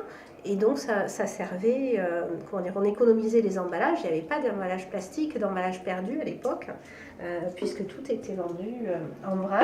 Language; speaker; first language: French; native; French